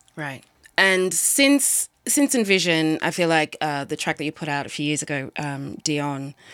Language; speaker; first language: English; native; English